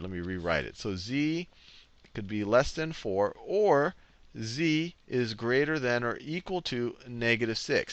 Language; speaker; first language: English; native; English